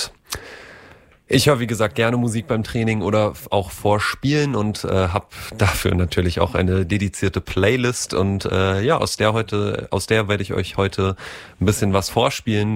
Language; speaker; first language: German; native; German